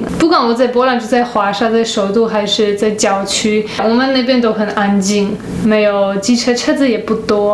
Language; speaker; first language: Chinese; non-native, fluent; Polish